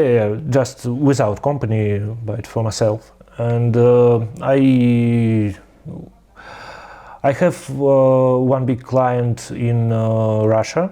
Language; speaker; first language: English; non-native, learner; Russian